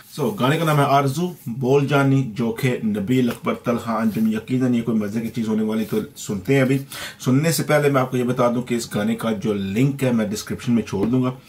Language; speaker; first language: Urdu; early bilingual, other home language; Punjabi